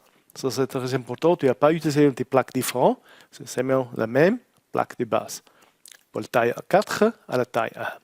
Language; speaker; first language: French; non-native, learner; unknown